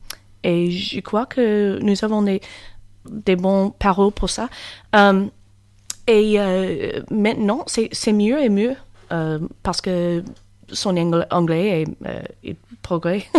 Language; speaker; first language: French; non-native, learner; English